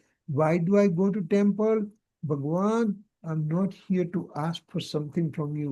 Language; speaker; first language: English; non-native, local second language; Gujarati